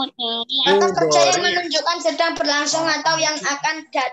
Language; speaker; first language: Malay; native; Malay